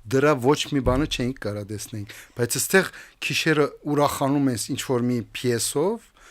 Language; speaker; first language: Armenian; native; Armenian